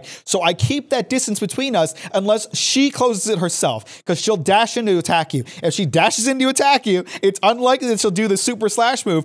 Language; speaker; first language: English; native; English